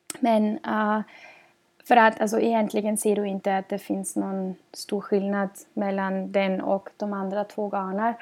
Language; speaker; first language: Swedish; non-native, fluent; German